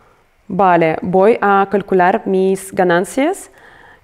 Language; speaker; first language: Spanish; non-native, fluent; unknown